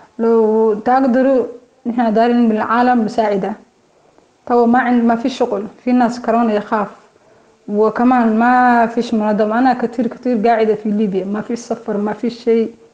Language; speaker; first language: Arabic; non-native, learner; Somali